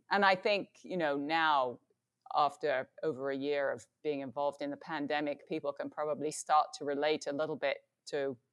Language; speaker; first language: English; native; English